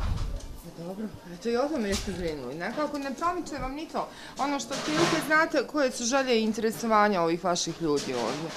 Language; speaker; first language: Croatian; native; Croatian